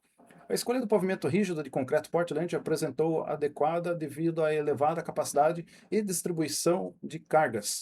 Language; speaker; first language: Portuguese; native; Portuguese